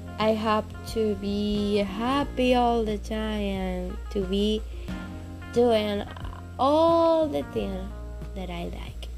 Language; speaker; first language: English; non-native, learner; Spanish